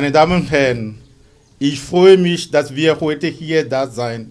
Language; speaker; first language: German; non-native, fluent; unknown